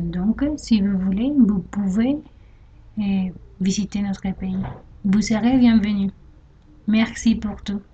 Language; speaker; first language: French; non-native, learner; Spanish